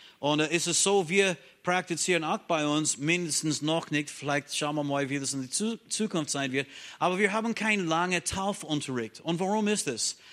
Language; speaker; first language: German; non-native, fluent; English